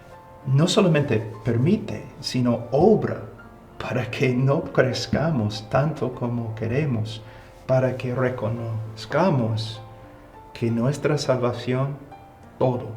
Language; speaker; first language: Spanish; non-native, fluent; English